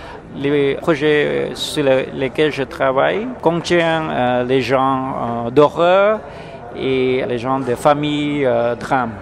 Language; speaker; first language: French; non-native, fluent; Khmer